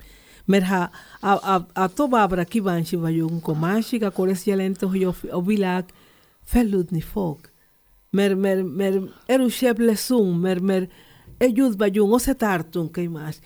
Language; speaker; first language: Hungarian; non-native, fluent; Spanish